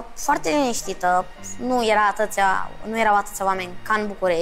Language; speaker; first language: Romanian; early bilingual, heritage; Romanian